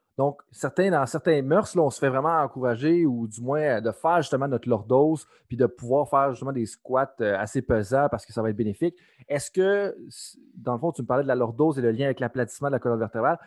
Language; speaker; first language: French; native; French